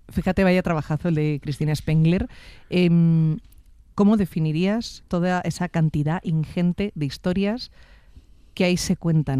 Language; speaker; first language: Spanish; native; Spanish